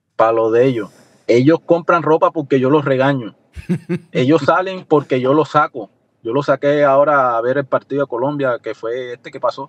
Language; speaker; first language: Spanish; native; Spanish